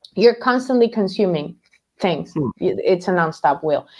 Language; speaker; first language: English; non-native, fluent; Spanish